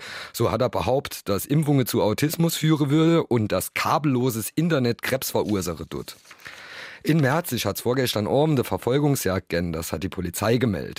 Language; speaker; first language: German; native; German